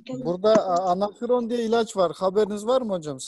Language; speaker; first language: Turkish; non-native, fluent; Kyrgyz